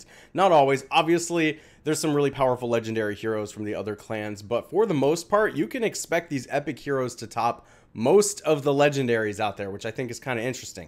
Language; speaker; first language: English; native; English